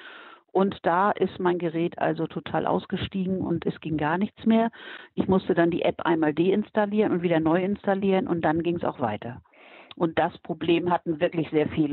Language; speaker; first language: German; native; German